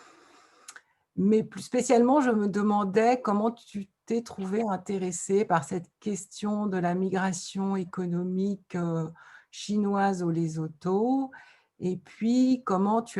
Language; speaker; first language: French; native; French